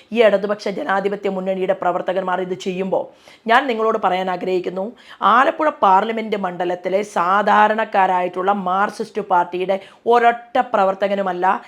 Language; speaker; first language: Malayalam; native; Malayalam